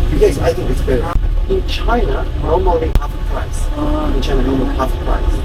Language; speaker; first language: English; non-native, learner; Korean